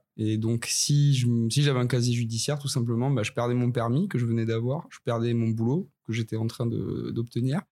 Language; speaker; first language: French; native; French